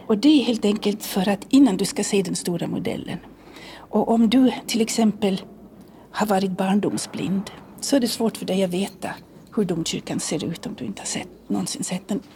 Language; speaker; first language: Swedish; early bilingual, heritage; Swedish